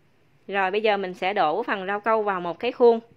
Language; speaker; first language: Vietnamese; native; Vietnamese